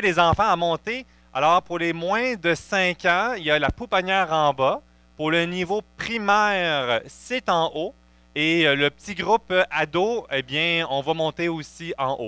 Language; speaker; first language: French; native; French